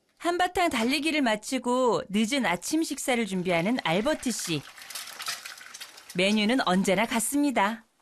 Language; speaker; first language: Korean; native; Korean